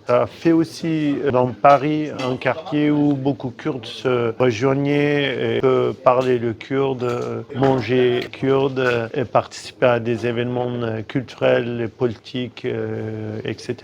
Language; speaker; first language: French; non-native, fluent; Kurdish